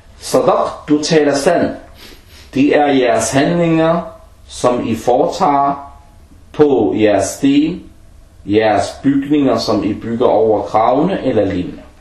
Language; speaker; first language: Danish; early bilingual, other home language; Arabic